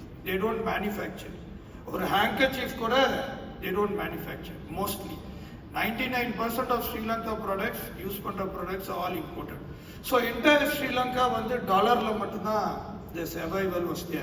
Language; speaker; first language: English; non-native, local second language; Tamil